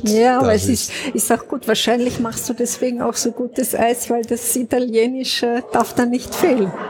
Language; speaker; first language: German; native; German